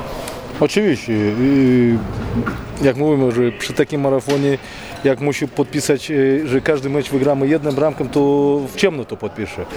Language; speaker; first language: Polish; non-native, fluent; Russian